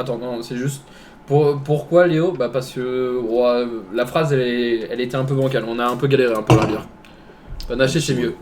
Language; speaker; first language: French; native; French